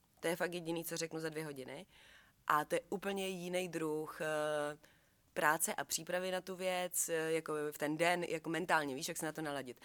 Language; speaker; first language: Czech; native; Czech